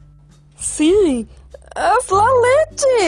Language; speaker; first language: Spanish; non-native, learner; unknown